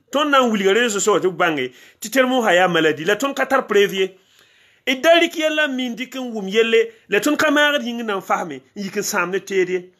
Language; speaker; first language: French; non-native, local second language; Mossi